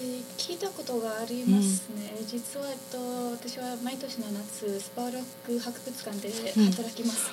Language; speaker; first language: Japanese; early bilingual, heritage; English